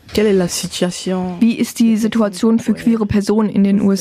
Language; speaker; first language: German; non-native, fluent; French